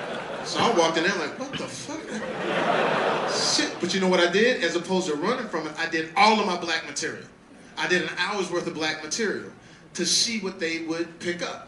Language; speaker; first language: English; native; English